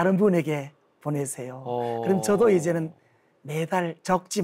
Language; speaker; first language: Korean; native; Korean